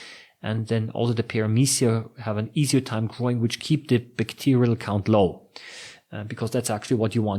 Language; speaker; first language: English; non-native, fluent; German